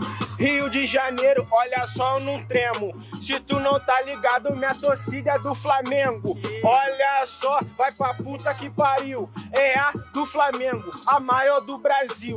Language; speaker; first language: Portuguese; native; Portuguese